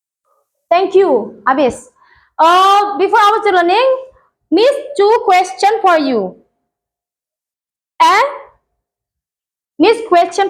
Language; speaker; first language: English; non-native, learner; Indonesian